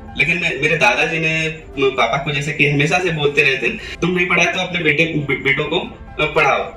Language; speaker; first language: Hindi; native; Hindi